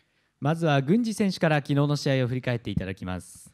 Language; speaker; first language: Japanese; native; Japanese